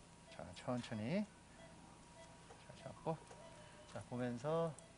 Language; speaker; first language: Korean; native; Korean